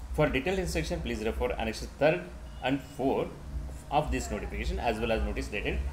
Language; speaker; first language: English; non-native, local second language; Kannada